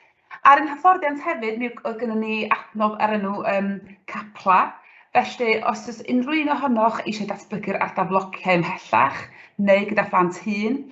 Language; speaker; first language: Welsh; native; Welsh